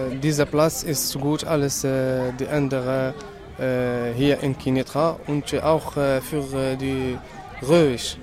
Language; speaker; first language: German; non-native, learner; Arabic